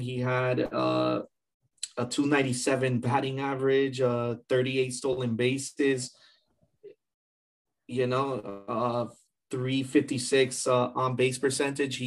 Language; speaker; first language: English; early bilingual, other home language; Spanish